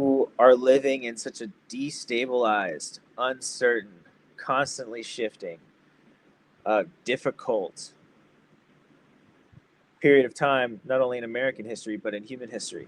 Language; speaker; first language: English; native; English